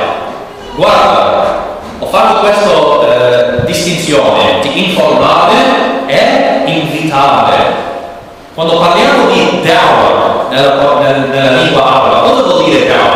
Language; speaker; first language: Italian; non-native, learner; English